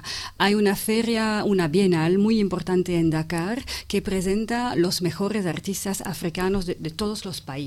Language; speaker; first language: Spanish; non-native, fluent; French